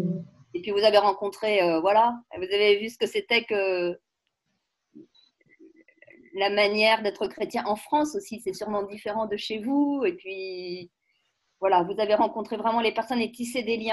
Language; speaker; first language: French; native; French